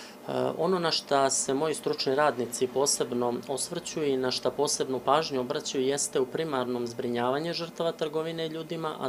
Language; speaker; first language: Serbian; native; Serbian